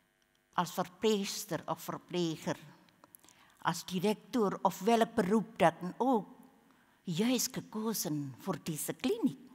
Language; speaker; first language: Dutch; non-native, learner; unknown